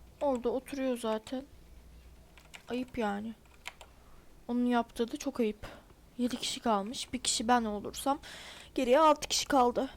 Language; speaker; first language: Turkish; native; Turkish